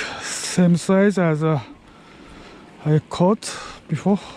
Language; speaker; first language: English; non-native, learner; Japanese